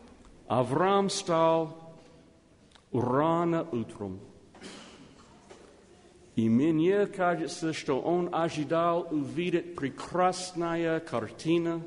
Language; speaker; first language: Russian; non-native, learner; English